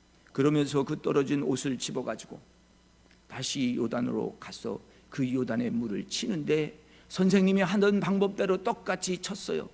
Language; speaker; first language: Korean; native; Korean